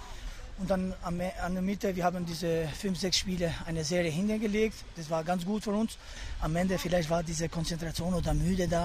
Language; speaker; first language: German; non-native, fluent; Albanian